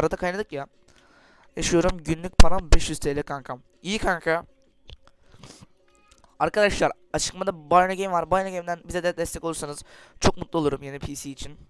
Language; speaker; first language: Turkish; native; Turkish